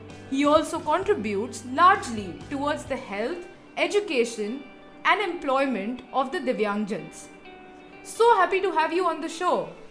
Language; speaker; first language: English; non-native, local second language; Hindi